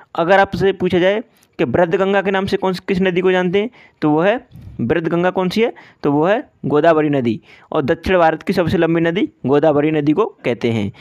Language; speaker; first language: Hindi; native; Hindi